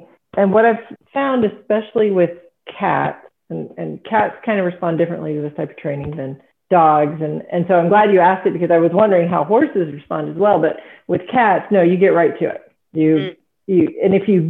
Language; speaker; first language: English; native; English